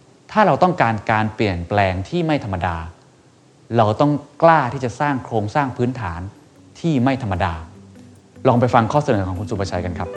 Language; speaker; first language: Thai; native; Thai